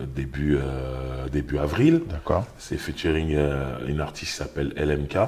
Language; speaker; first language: French; native; French